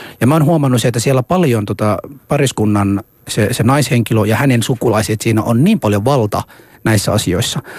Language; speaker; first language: Finnish; early bilingual, other home language; Somali